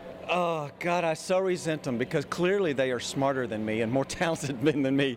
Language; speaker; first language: English; native; English